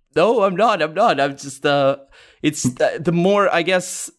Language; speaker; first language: English; non-native, fluent; Portuguese